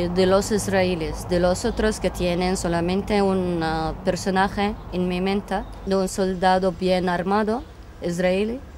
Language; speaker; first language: Spanish; non-native, fluent; Arabic